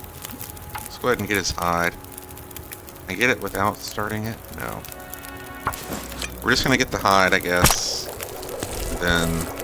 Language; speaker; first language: English; native; English